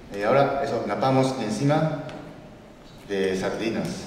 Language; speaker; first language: Spanish; non-native, learner; Japanese